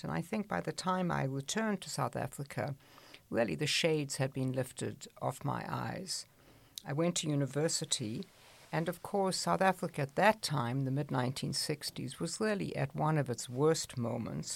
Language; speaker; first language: English; native; English